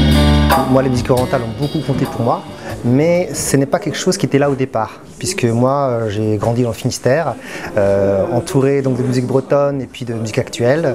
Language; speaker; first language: French; native; French